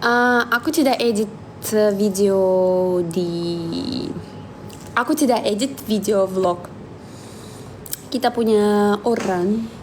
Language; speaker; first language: Indonesian; non-native, fluent; Russian